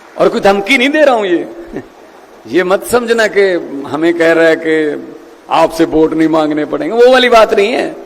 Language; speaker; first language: Hindi; non-native, local second language; Punjabi